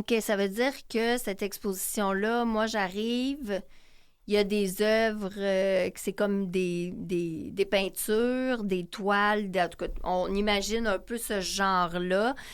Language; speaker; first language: French; native; French